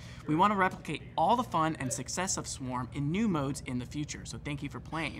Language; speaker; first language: English; native; English